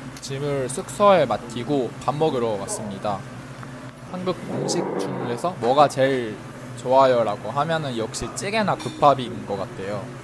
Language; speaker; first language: Korean; non-native, fluent; Japanese